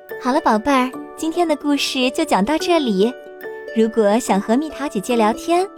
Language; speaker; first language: Chinese; native; Chinese